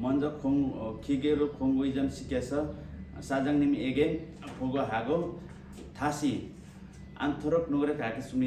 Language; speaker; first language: Korean; non-native, learner; Nepali